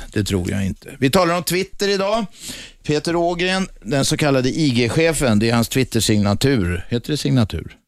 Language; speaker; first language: Swedish; native; Swedish